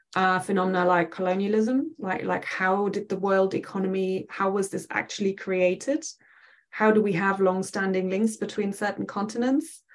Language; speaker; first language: English; non-native, fluent; German